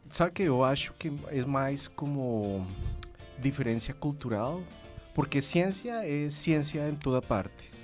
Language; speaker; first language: Portuguese; non-native, fluent; Spanish